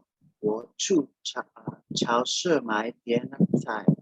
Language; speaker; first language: Chinese; non-native, learner; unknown